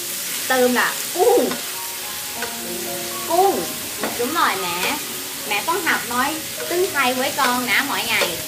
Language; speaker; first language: Vietnamese; non-native, learner; Thai